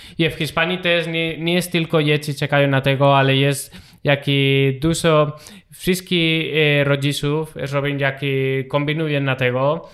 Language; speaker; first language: Polish; non-native, learner; Spanish